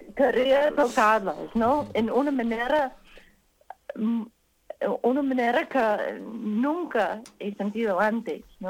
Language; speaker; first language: Spanish; non-native, learner; English